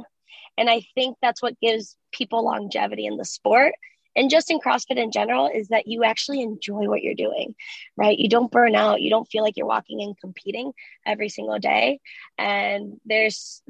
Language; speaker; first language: English; early bilingual, other home language; Spanish